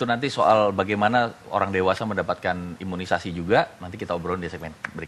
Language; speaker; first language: Indonesian; native; Indonesian